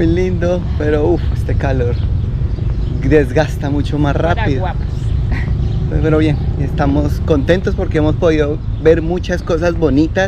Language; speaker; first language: Spanish; native; Spanish